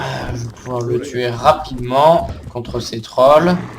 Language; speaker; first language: French; native; French